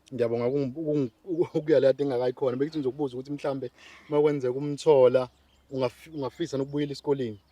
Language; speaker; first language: Zulu; native; Zulu